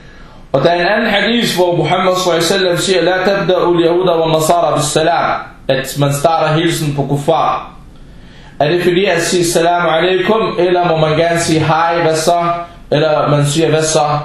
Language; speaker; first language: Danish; non-native, local second language; Arabic